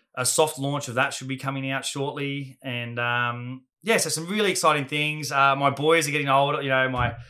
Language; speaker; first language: English; native; English